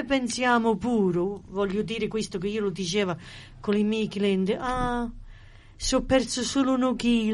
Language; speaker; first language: Italian; early bilingual, heritage; Italian